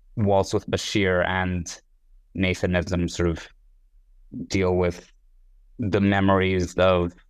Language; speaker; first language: English; non-native, fluent; Hebrew